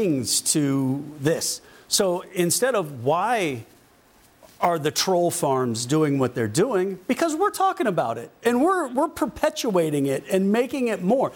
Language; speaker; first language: English; native; English